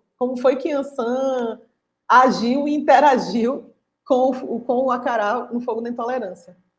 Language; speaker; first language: Portuguese; native; Portuguese